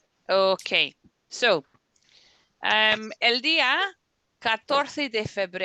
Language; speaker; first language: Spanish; non-native, fluent; English